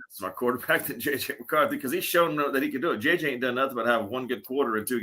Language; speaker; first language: English; native; English